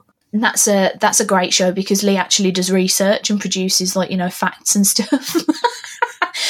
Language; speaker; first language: English; native; English